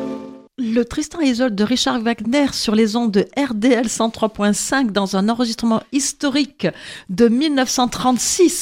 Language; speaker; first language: French; native; French